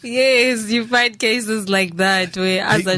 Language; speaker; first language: English; non-native, local second language; Zulu